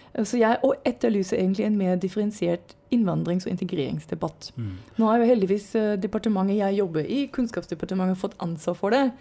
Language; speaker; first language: Norwegian; non-native, fluent; German